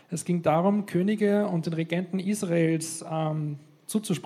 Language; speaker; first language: German; native; German